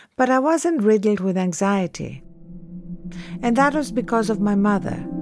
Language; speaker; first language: English; non-native, fluent; Greek